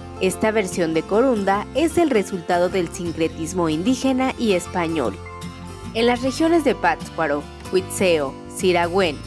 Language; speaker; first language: Spanish; native; Spanish